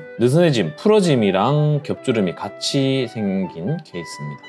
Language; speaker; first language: Korean; native; Korean